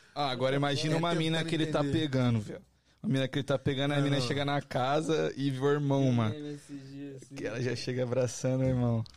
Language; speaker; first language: Portuguese; native; Portuguese